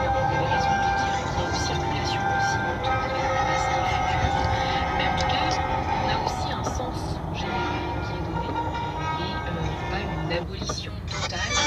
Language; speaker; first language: French; native; French